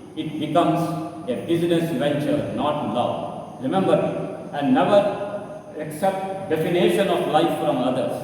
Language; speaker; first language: English; non-native, local second language; Kannada